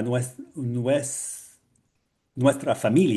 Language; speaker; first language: Spanish; non-native, learner; English